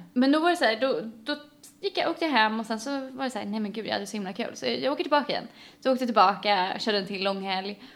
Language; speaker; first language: Swedish; native; Swedish